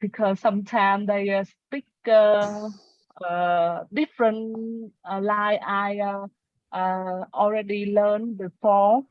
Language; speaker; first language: English; non-native, learner; Vietnamese